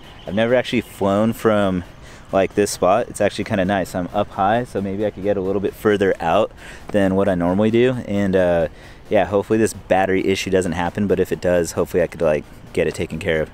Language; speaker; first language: English; native; English